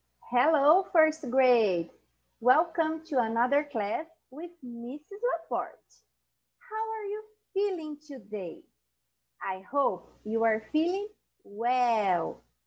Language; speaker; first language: English; non-native, fluent; Portuguese